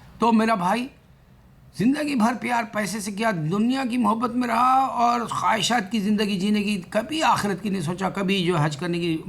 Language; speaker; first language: Urdu; native; Urdu